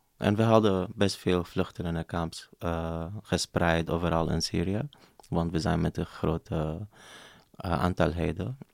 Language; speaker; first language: Dutch; non-native, fluent; Arabic